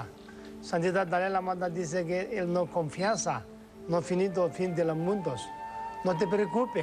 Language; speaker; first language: Spanish; non-native, learner; Tibetan